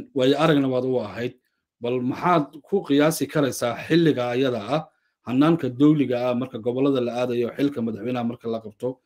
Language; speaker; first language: Somali; native; Somali